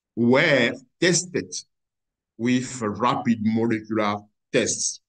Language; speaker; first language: English; non-native, fluent; French